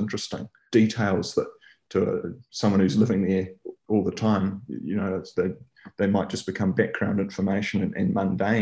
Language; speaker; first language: English; native; English